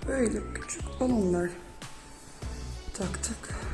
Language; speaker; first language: Turkish; non-native, fluent; Dutch